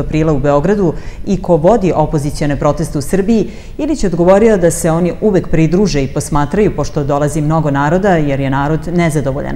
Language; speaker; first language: Serbian; native; Serbian